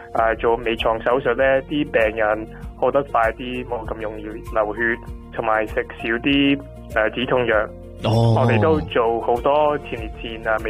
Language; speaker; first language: Cantonese; non-native, fluent; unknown